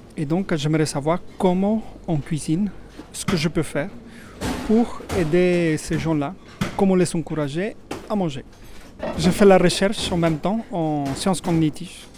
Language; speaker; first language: French; non-native, fluent; Spanish